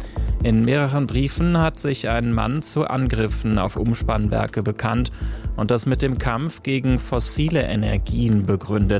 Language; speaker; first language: German; native; German